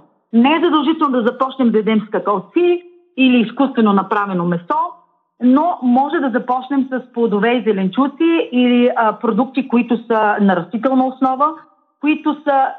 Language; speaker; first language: Bulgarian; native; Bulgarian